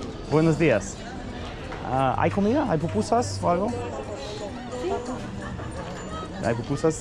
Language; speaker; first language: Spanish; non-native, fluent; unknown